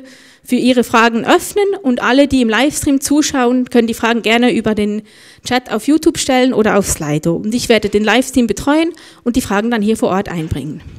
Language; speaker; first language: German; native; German